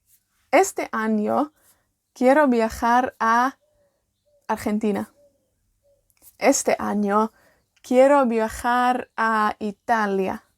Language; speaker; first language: Spanish; non-native, fluent; Welsh